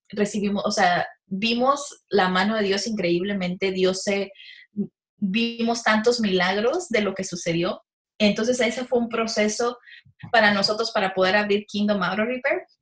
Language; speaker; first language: Spanish; early bilingual, heritage; Spanish